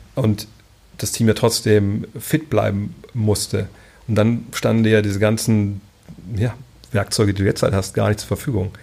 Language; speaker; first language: German; native; German